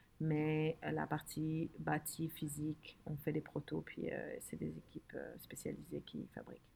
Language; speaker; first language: French; early bilingual, other home language; Arabic